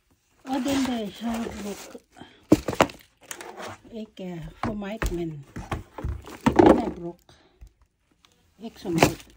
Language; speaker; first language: Danish; non-native, learner; Filipino